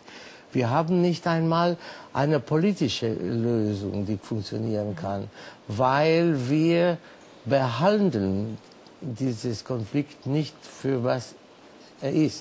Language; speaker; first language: German; non-native, fluent; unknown